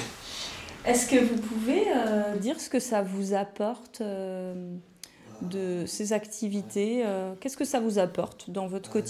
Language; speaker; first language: French; native; French